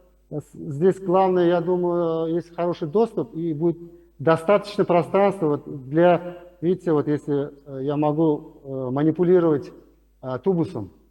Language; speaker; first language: Russian; non-native, local second language; Uzbek